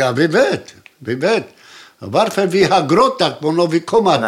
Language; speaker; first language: Swedish; non-native, learner; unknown